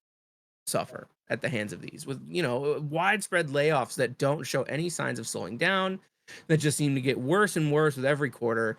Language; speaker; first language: English; native; English